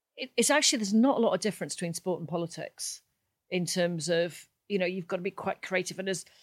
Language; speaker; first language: English; native; English